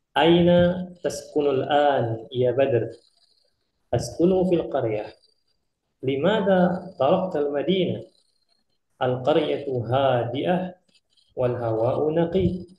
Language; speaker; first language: Arabic; non-native, fluent; Indonesian